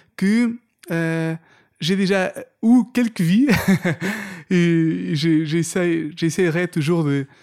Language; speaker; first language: French; non-native, fluent; Portuguese